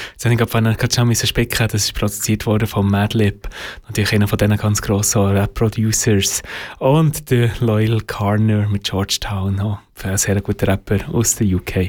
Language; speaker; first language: German; native; German